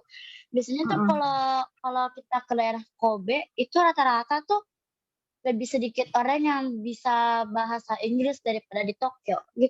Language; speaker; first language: Indonesian; native; Indonesian